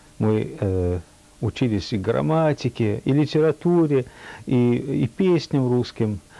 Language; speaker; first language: Russian; early bilingual, heritage; Russian